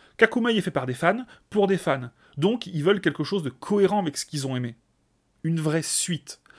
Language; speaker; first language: French; native; French